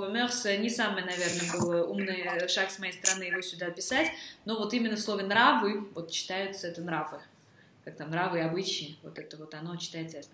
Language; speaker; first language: Russian; native; Russian